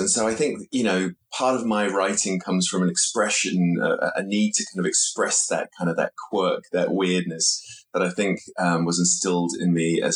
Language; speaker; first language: English; native; English